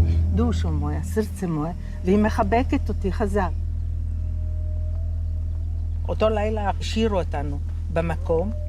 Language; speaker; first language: Hebrew; early bilingual, other home language; Croatian